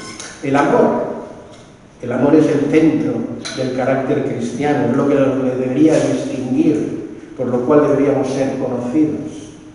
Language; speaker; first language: Spanish; native; Spanish